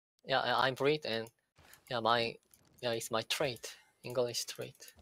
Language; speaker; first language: English; non-native, learner; Korean